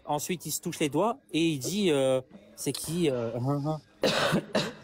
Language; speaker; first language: French; native; French